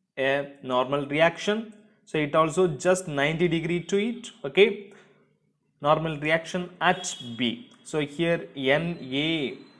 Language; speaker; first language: English; non-native, local second language; Tamil